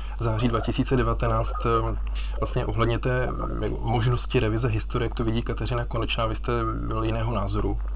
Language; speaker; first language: Czech; native; Czech